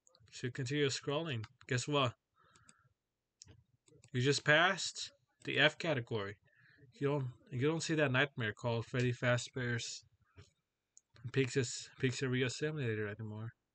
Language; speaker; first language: English; early bilingual, other home language; Spanish